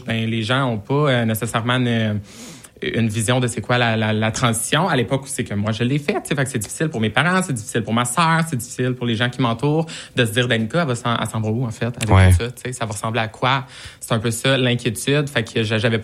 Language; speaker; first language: French; native; French